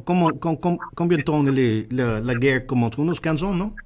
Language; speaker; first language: French; non-native, learner; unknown